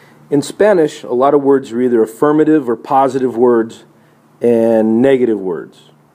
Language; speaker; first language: English; native; English